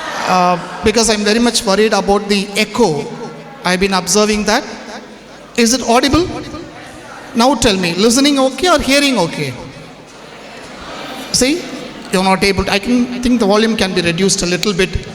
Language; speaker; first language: English; non-native, local second language; Tamil